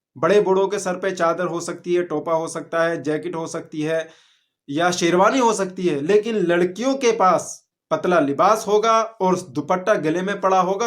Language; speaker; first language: Urdu; native; Urdu